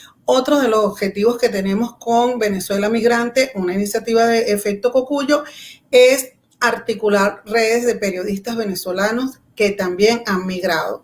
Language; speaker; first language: Spanish; native; Spanish